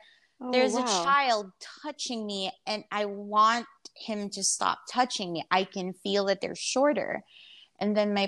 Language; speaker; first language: English; non-native, local second language; Filipino